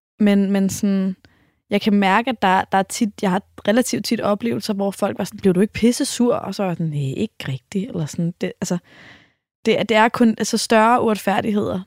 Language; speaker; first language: Danish; native; Danish